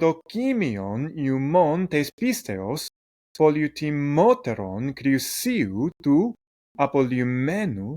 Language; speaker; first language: Greek; non-native, fluent; English